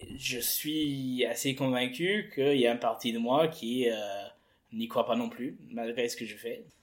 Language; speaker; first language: French; early bilingual, heritage; French